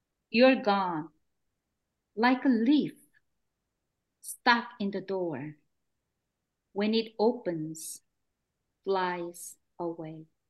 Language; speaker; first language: English; non-native, fluent; Korean